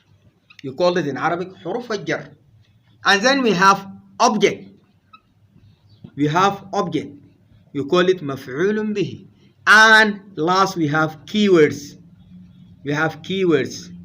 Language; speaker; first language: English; non-native, fluent; Arabic